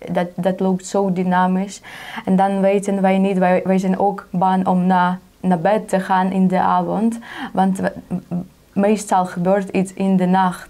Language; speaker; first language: Dutch; non-native, fluent; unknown